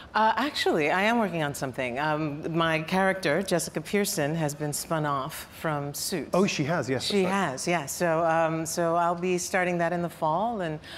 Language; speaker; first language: English; native; English